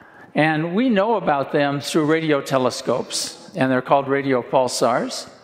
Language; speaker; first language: English; native; English